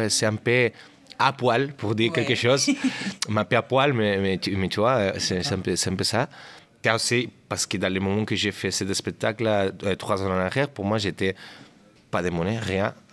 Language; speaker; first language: French; non-native, learner; Catalan